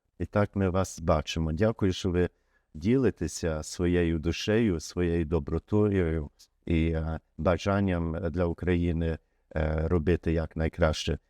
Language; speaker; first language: Ukrainian; early bilingual, heritage; Ukrainian